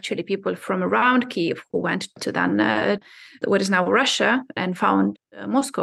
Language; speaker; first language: English; non-native, fluent; Ukrainian